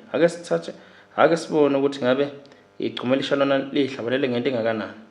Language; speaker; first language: Zulu; native; Zulu